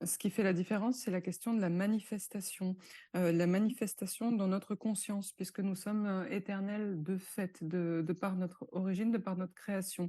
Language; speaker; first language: French; native; French